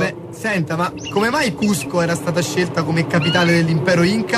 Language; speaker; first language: Italian; native; Italian